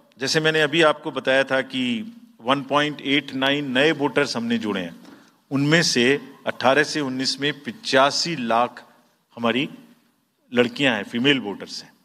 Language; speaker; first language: Hindi; native; Hindi